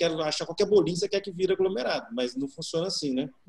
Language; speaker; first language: Portuguese; native; Portuguese